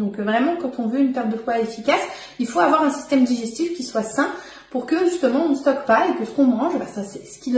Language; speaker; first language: French; native; French